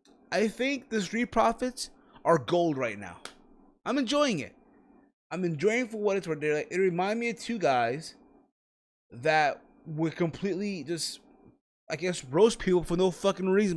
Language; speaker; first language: English; native; English